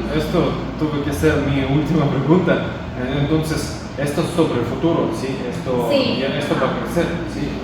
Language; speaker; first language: Spanish; non-native, learner; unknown